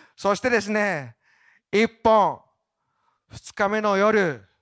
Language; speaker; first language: Japanese; native; Japanese